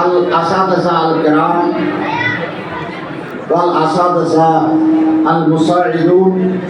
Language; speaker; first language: Arabic; non-native, fluent; Bangla